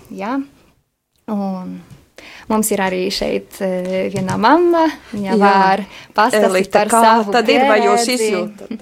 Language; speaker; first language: Latvian; non-native, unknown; Polish